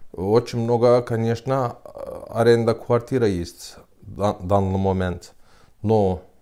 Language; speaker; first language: Russian; non-native, learner; Turkish